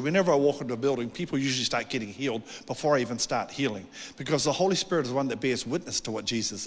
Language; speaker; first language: English; native; English